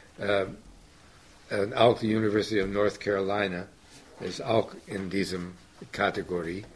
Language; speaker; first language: German; non-native, fluent; English